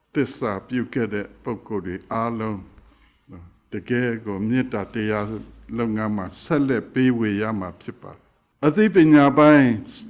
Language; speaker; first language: Burmese; non-native, local second language; Pa'o Karen